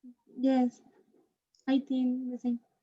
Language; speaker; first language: English; non-native, learner; Spanish